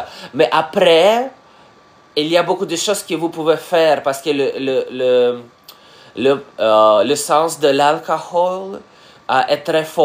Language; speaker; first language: French; non-native, learner; Russian